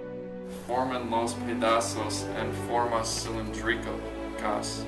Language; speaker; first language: Spanish; non-native, learner; English